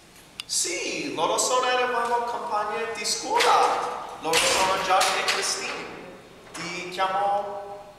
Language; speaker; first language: Italian; non-native, learner; English